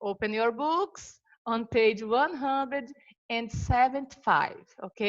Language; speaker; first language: English; non-native, fluent; Portuguese